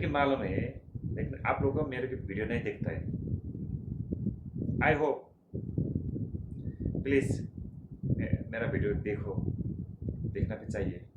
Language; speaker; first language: Hindi; non-native, learner; Nepali